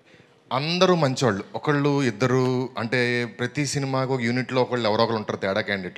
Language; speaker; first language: Telugu; native; Telugu